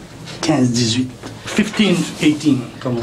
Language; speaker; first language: French; non-native, local second language; Morisyen